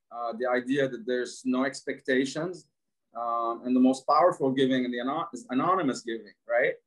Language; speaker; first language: English; non-native, fluent; Arabic